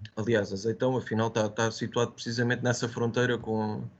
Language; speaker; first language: Portuguese; native; Portuguese